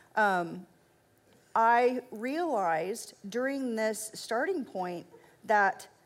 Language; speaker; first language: English; native; English